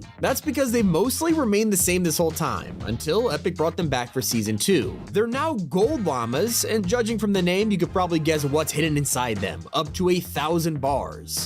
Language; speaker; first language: English; native; English